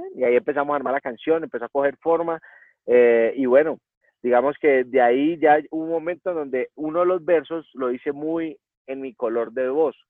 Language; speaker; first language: Spanish; native; Spanish